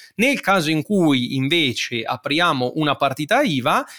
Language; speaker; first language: Italian; native; Italian